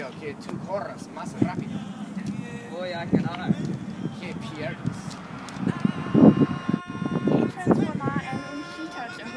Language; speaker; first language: Spanish; non-native, learner; English